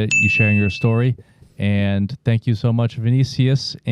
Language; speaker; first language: English; native; English